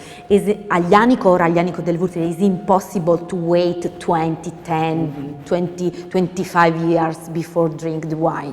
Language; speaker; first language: English; non-native, learner; Italian